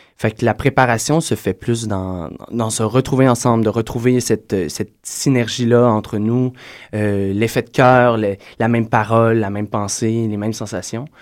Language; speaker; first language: French; native; French